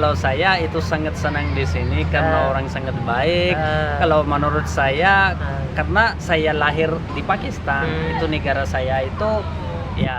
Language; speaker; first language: Indonesian; non-native, learner; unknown